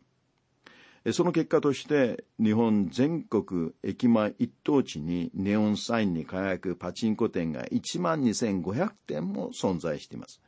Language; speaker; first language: Japanese; native; Japanese